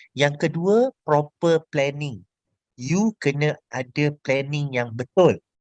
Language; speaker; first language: Malay; native; Malay